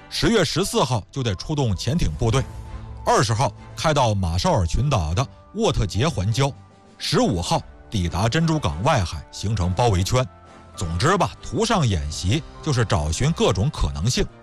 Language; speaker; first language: Chinese; native; Chinese